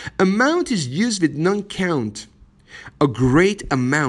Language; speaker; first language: English; non-native, fluent; Persian